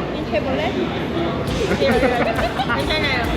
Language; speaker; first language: Korean; non-native, learner; Chinese